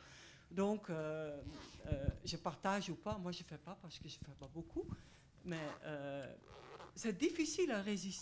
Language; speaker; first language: French; non-native, fluent; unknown